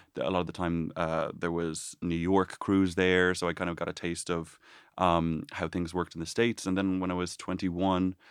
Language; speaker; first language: English; native; English